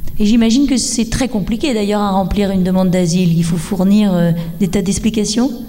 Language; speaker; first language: French; native; French